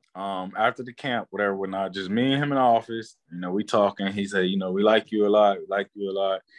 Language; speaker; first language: English; native; English